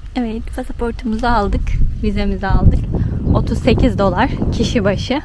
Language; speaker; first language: Turkish; native; Turkish